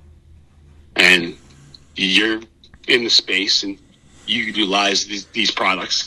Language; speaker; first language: English; native; English